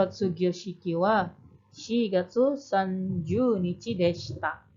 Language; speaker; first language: Japanese; non-native, fluent; Indonesian